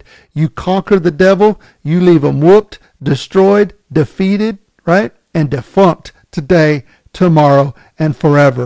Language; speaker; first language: English; native; English